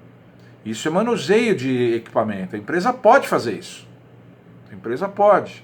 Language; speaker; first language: Portuguese; native; Portuguese